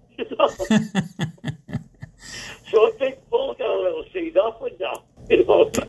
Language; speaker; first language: English; native; English